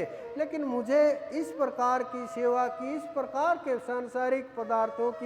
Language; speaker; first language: Hindi; native; Hindi